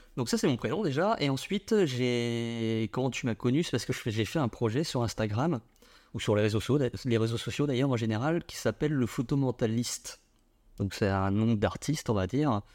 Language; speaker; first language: French; early bilingual, other home language; Vietnamese